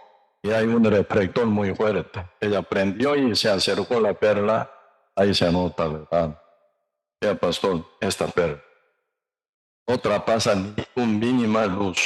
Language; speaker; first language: Spanish; non-native, learner; Korean